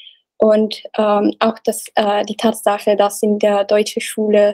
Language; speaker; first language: German; non-native, learner; Italian